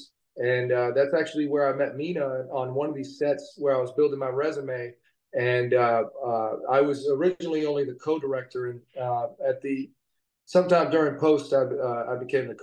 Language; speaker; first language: English; native; English